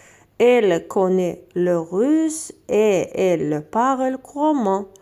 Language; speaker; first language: French; non-native, fluent; Azerbaijani